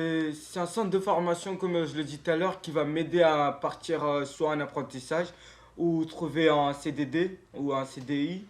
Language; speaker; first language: French; non-native, local second language; Comorian